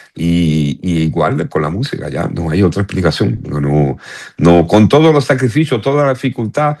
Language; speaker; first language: Spanish; non-native, fluent; Italian